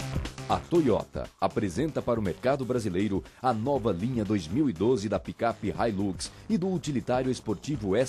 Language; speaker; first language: Portuguese; native; Portuguese